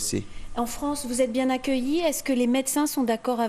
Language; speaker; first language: French; native; French